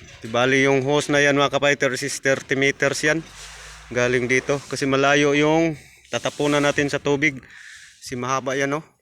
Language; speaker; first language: Filipino; non-native, local second language; Cebuano